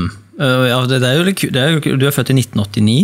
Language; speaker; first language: Norwegian; native; Norwegian